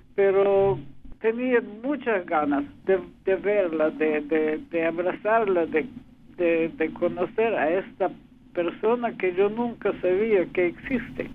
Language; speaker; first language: Spanish; early bilingual, other home language; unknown